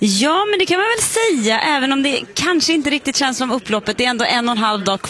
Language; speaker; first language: Swedish; native; Swedish